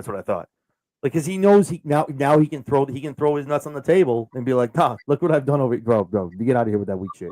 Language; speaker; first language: English; native; English